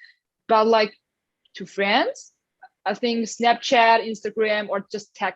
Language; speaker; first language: English; non-native, learner; Chinese